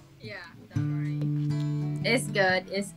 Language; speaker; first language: English; non-native, learner; Thai